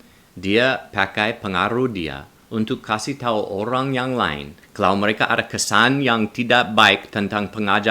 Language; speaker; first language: Indonesian; non-native, learner; English